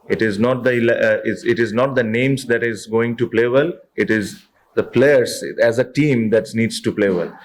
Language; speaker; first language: English; non-native, local second language; Bangla